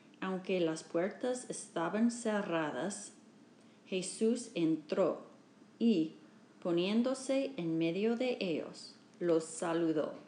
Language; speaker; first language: Spanish; non-native, learner; English